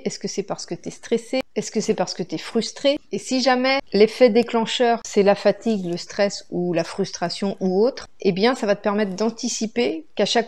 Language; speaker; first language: French; native; French